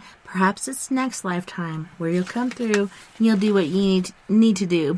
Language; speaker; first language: English; native; English